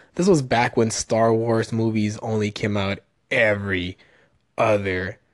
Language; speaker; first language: English; early bilingual, other home language; Spanish